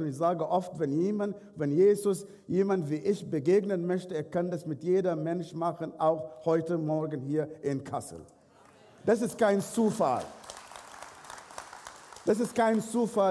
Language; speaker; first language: German; non-native, fluent; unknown